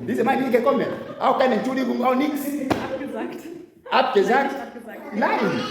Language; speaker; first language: German; non-native, learner; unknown